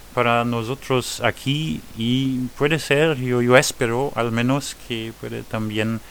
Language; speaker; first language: Spanish; non-native, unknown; French